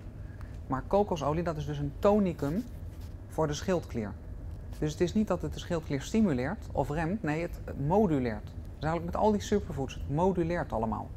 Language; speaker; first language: Dutch; native; Dutch